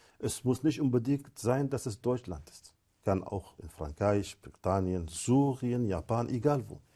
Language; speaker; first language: German; non-native, fluent; Arabic